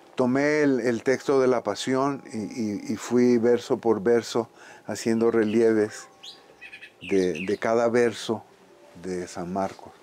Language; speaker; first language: Spanish; native; Spanish